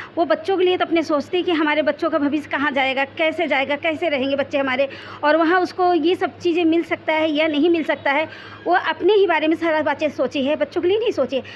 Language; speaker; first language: Hindi; native; Hindi